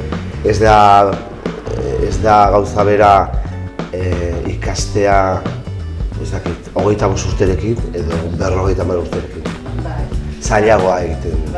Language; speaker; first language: Basque; non-native, local second language; Spanish